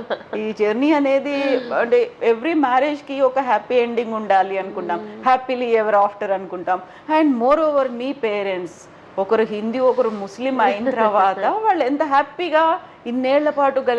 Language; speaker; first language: Telugu; native; Telugu